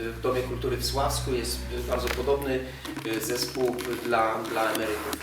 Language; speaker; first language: Polish; non-native, learner; Russian